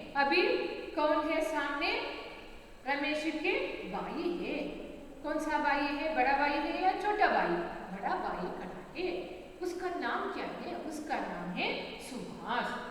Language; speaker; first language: Hindi; non-native, local second language; Kannada